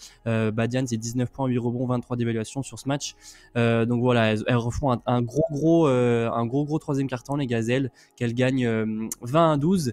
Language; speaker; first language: French; native; French